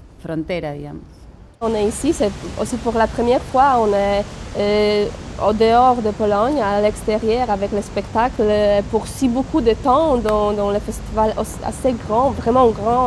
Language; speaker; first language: French; non-native, learner; Polish